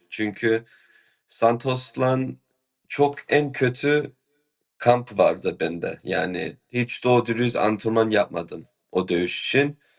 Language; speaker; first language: Turkish; early bilingual, heritage; Turkish